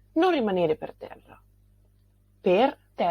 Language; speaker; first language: Italian; non-native, fluent; Portuguese